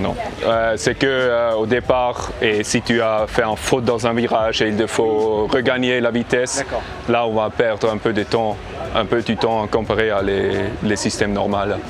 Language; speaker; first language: French; non-native, learner; English